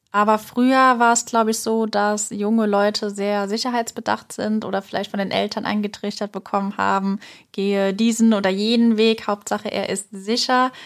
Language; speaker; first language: German; native; German